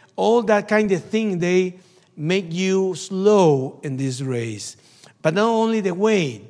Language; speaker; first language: English; non-native, learner; Spanish